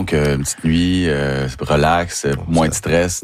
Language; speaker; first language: French; native; French